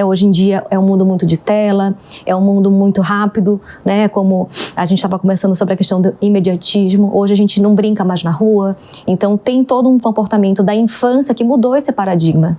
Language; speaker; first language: Portuguese; native; Portuguese